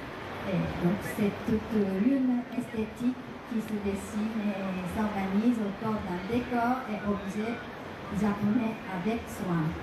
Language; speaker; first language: French; non-native, fluent; Japanese